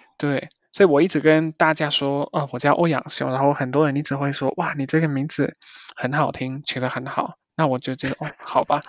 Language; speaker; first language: Chinese; non-native, fluent; Spanish